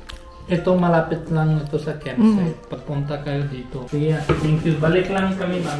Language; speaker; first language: Filipino; non-native, learner; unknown